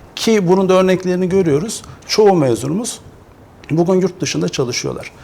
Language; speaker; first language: Turkish; native; Turkish